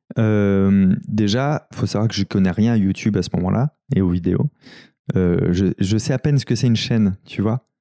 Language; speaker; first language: French; native; French